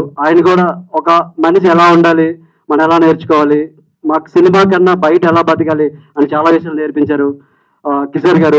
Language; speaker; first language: Telugu; native; Telugu